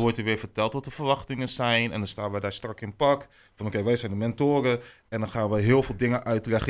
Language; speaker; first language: Dutch; native; Dutch